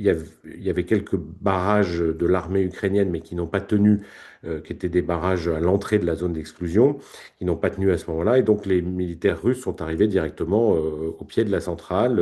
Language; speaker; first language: French; native; French